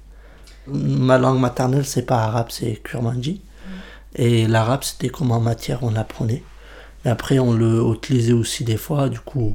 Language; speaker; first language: French; non-native, fluent; Kurdish